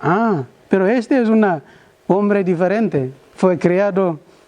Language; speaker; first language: Spanish; non-native, learner; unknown